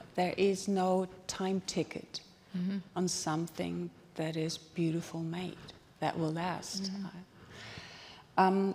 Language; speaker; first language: English; non-native, fluent; German